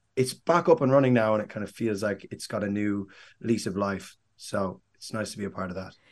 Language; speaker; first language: English; native; English